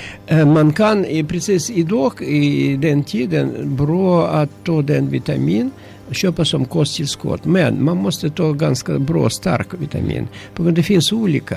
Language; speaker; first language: Swedish; non-native, learner; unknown